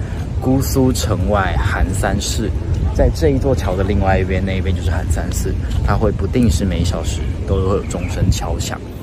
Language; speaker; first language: Chinese; native; Chinese